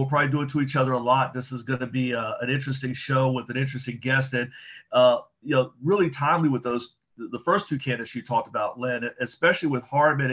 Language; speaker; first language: English; native; English